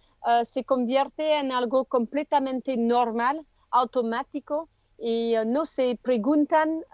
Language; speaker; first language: Spanish; non-native, learner; French